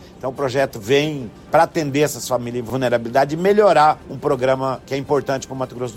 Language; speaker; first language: Portuguese; native; Portuguese